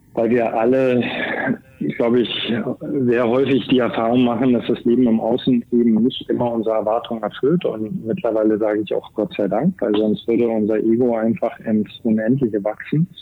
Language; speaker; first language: German; native; German